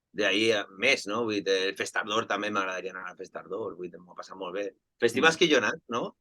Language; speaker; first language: Catalan; native; Catalan